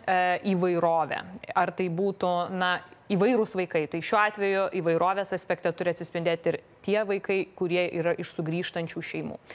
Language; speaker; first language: Lithuanian; native; Lithuanian